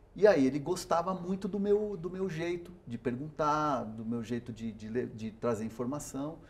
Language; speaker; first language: Portuguese; non-native, local second language; Spanish